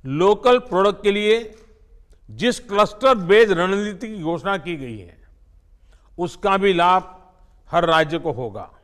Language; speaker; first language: Hindi; non-native, local second language; Gujarati